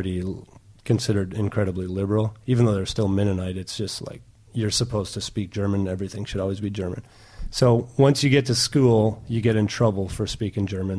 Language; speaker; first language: English; non-native, fluent; German